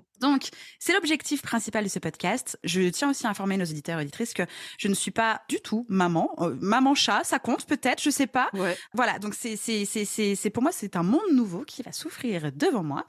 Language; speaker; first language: French; native; French